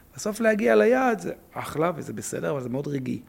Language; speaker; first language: Hebrew; native; Hebrew